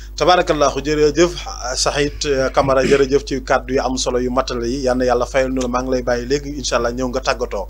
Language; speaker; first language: Wolof; native; Wolof